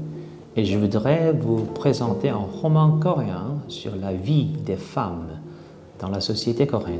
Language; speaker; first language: French; non-native, fluent; Korean